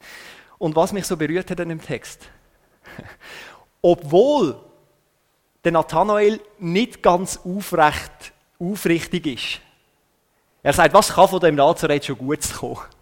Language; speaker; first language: German; native; German